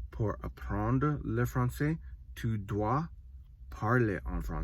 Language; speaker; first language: French; non-native, learner; English